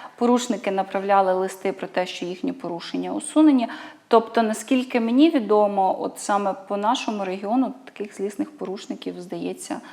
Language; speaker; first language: Ukrainian; native; Ukrainian